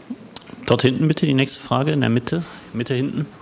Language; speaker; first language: German; native; German